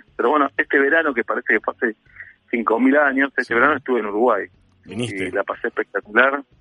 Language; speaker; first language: Spanish; native; Spanish